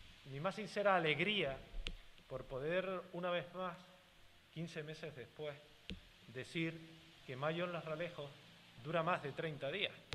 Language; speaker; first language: Spanish; native; Spanish